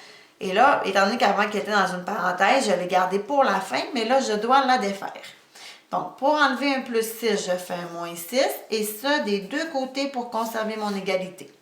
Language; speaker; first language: French; native; French